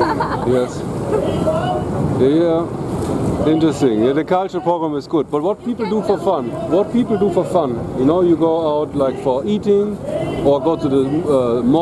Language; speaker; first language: English; non-native, fluent; German